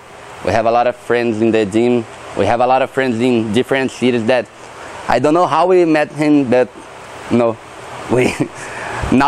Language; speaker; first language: English; non-native, learner; Portuguese